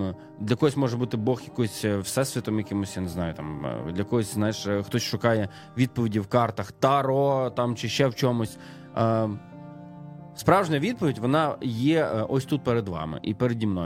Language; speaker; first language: Ukrainian; native; Ukrainian